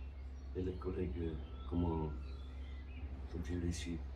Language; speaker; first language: French; non-native, fluent; Romanian